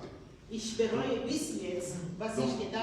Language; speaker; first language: German; non-native, fluent; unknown